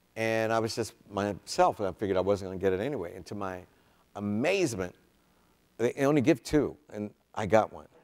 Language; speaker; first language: English; native; English